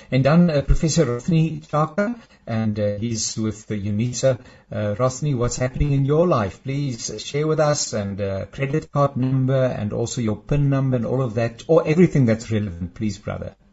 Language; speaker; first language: English; non-native, local second language; Afrikaans